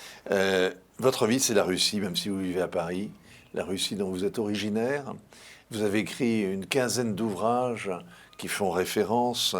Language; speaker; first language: French; native; French